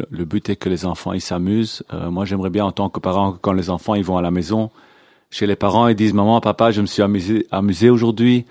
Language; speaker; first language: French; non-native, local second language; Hebrew